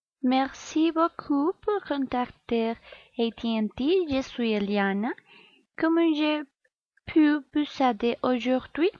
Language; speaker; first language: French; non-native, learner; Spanish